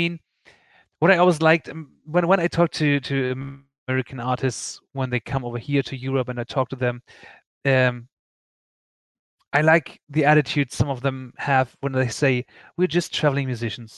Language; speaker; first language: English; non-native, fluent; German